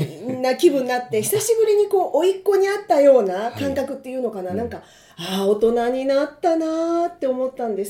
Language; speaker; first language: Japanese; native; Japanese